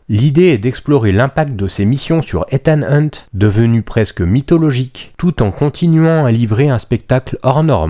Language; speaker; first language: French; native; French